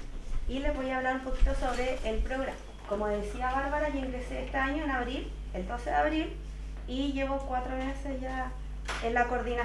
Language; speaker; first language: Spanish; native; Spanish